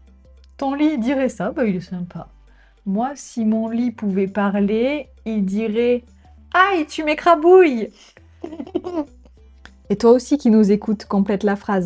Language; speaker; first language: French; native; French